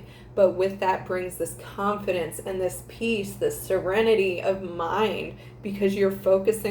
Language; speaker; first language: English; native; English